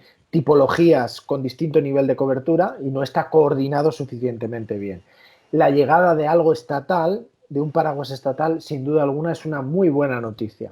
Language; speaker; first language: Spanish; native; Spanish